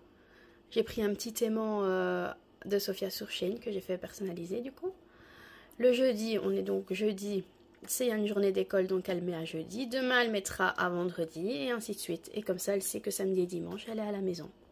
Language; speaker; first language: French; native; French